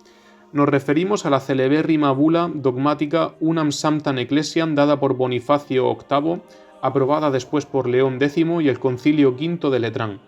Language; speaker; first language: Spanish; native; Spanish